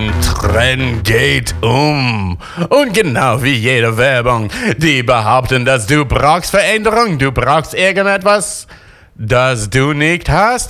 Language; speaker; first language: German; non-native, fluent; English